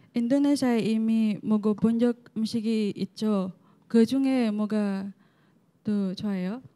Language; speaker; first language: Korean; non-native, learner; Indonesian